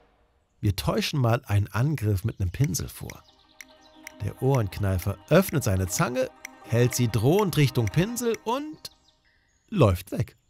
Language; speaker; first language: German; native; German